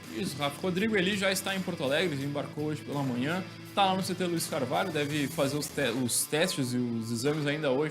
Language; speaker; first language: Portuguese; native; Portuguese